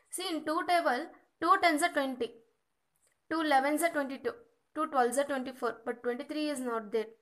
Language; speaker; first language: English; non-native, local second language; Kannada